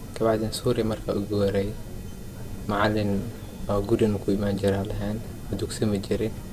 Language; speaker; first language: Somali; early bilingual, heritage; Somali